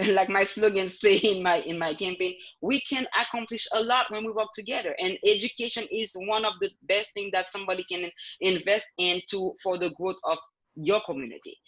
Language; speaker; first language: English; non-native, fluent; Haitian Creole